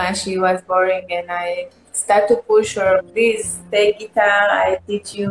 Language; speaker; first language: English; non-native, learner; Hebrew